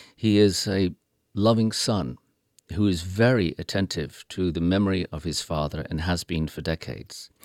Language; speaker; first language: English; native; English